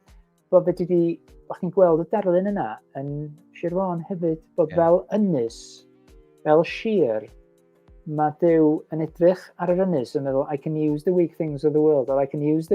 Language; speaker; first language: Welsh; native; Welsh